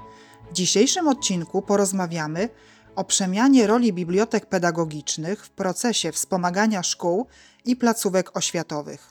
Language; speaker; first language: Polish; native; Polish